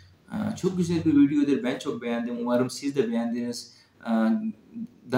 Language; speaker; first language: Turkish; non-native, fluent; Urdu